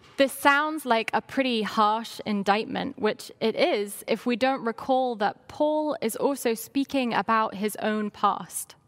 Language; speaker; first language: English; native; English